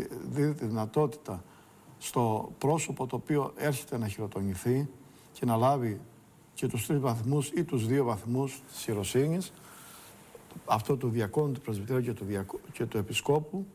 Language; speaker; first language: Greek; native; Greek